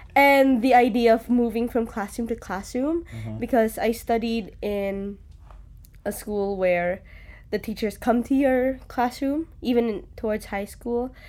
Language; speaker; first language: English; native; English